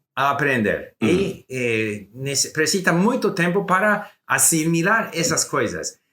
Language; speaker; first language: Portuguese; non-native, learner; English